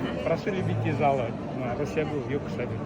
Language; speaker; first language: Russian; non-native, local second language; Kyrgyz